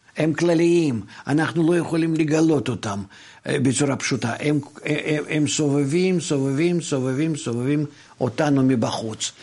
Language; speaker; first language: Hebrew; non-native, fluent; Russian